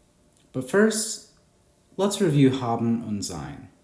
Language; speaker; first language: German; non-native, learner; English